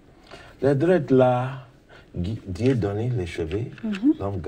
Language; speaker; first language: French; non-native, learner; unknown